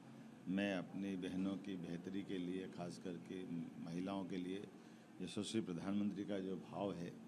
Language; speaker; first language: Hindi; native; Hindi